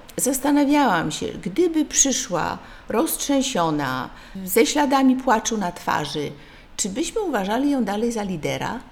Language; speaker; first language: Polish; native; Polish